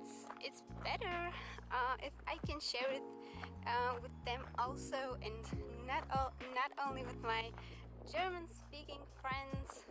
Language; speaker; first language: English; non-native, fluent; German